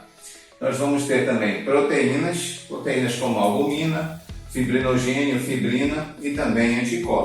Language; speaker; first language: Portuguese; native; Portuguese